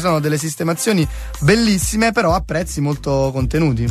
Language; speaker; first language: Italian; native; Italian